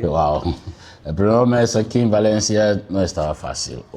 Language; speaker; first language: Spanish; non-native, learner; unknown